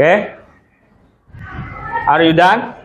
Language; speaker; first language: English; non-native, learner; Indonesian